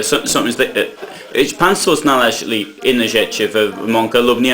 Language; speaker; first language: Polish; non-native, learner; English